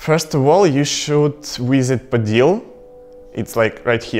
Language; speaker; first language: English; non-native, fluent; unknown